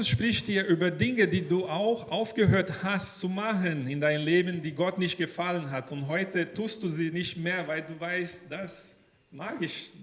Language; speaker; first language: German; non-native, fluent; Portuguese